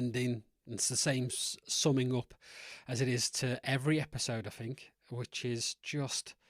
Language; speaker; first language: English; native; English